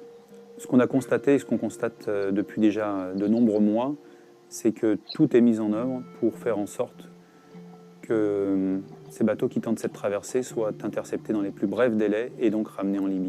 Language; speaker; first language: French; native; French